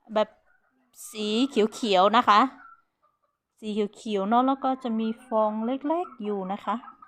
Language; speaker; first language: Thai; non-native, local second language; Hmong